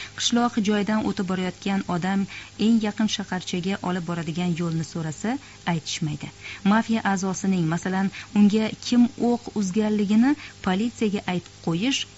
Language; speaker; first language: Uzbek; native; Uzbek